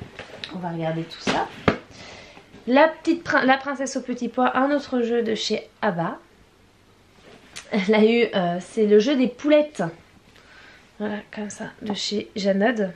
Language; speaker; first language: French; native; French